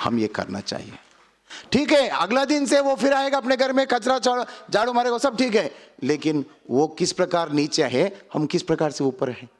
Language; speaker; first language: Hindi; non-native, local second language; Telugu